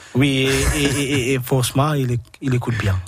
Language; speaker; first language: French; non-native, learner; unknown